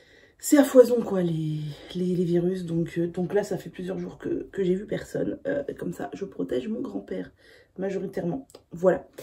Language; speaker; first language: French; native; French